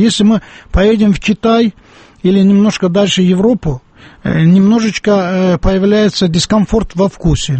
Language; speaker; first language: Russian; non-native, local second language; Azerbaijani